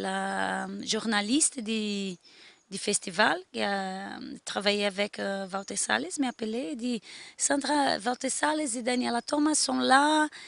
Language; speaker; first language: French; non-native, learner; Portuguese